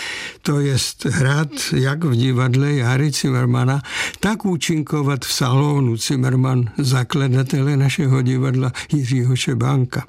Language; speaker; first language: Czech; native; Czech